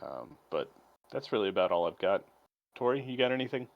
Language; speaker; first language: English; native; English